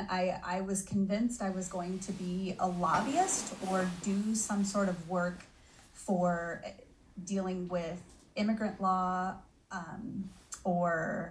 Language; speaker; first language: English; native; English